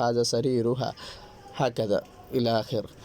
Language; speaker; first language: Arabic; non-native, fluent; Urdu